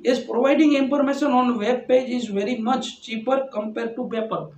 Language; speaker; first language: English; non-native, local second language; Gujarati